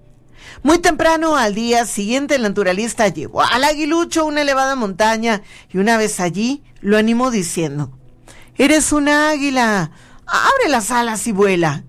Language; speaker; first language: Spanish; native; Spanish